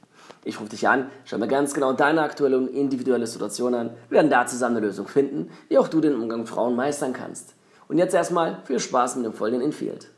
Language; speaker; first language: German; native; German